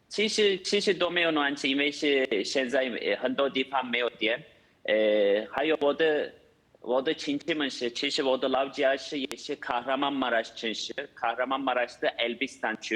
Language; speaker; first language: Chinese; non-native, fluent; Turkish